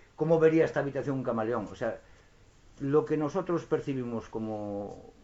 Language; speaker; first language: Spanish; non-native, local second language; Galician